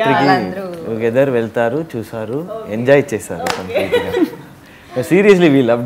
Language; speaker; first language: Telugu; non-native, learner; Tamil